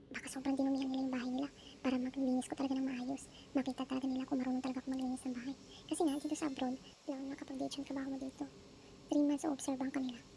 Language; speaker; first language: Filipino; native; Filipino